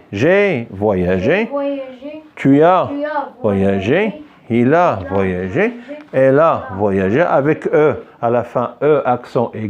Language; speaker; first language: French; non-native, local second language; Arabic